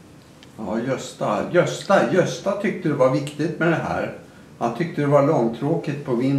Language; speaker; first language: Swedish; native; Swedish